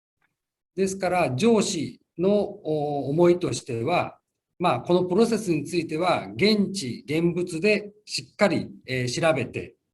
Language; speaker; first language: Japanese; native; Japanese